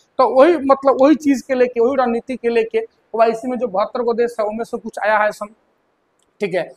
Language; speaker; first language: Hindi; native; Hindi